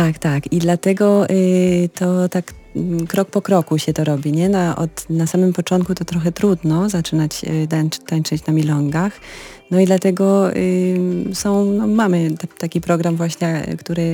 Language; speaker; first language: Polish; non-native, fluent; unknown